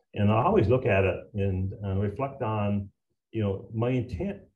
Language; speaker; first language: English; native; English